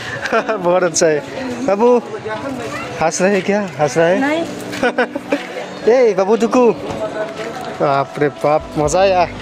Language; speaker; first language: Hindi; non-native, local second language; Assamese